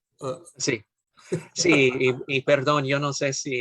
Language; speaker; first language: Spanish; non-native, fluent; English